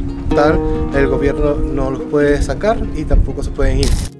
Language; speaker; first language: Spanish; native; Spanish